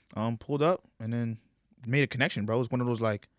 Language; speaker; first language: English; early bilingual, other home language; Yoruba